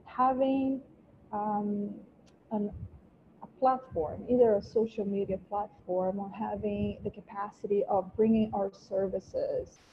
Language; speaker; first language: English; non-native, fluent; Portuguese